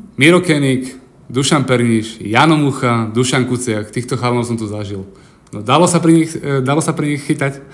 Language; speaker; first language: Slovak; native; Slovak